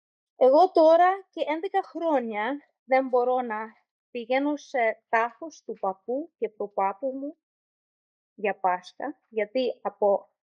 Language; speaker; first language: Greek; non-native, learner; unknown